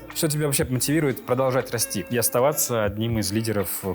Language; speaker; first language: Russian; native; Russian